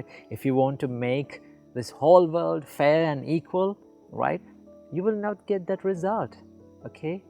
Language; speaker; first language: English; non-native, local second language; Sinhala